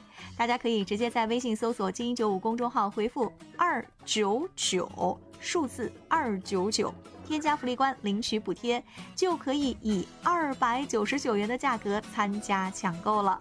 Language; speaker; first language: Chinese; native; Chinese